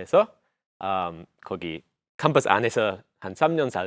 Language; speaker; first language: Korean; non-native, fluent; English